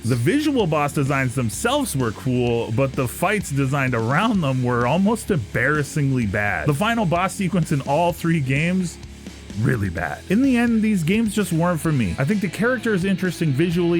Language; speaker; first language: English; native; English